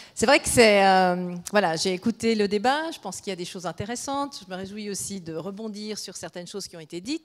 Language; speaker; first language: French; native; French